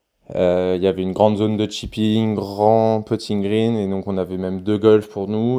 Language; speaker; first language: French; native; French